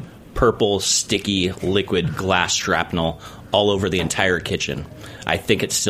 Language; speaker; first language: English; native; English